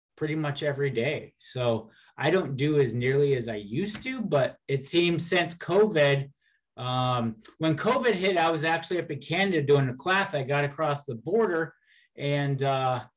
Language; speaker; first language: English; native; English